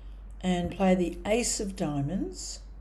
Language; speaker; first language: English; native; English